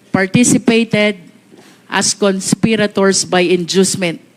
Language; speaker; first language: English; non-native, local second language; Filipino